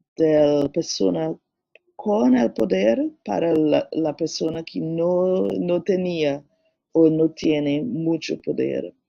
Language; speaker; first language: Spanish; non-native, learner; English